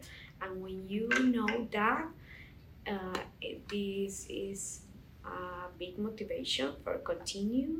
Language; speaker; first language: English; non-native, learner; Spanish